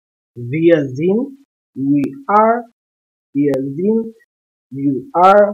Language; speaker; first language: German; non-native, learner; English